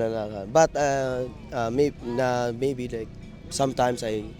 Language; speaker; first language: English; non-native, local second language; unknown